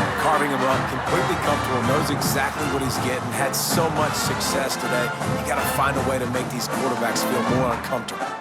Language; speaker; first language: English; native; English